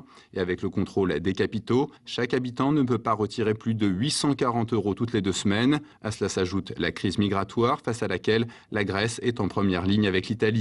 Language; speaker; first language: French; native; French